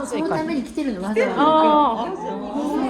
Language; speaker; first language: Japanese; native; Japanese